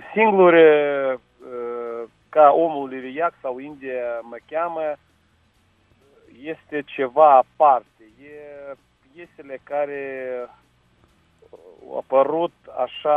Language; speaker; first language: Romanian; non-native, local second language; Russian